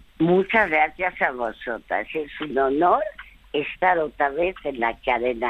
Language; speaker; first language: Spanish; early bilingual, other home language; French